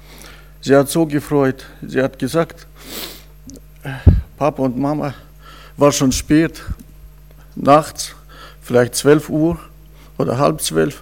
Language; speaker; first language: German; non-native, fluent; Russian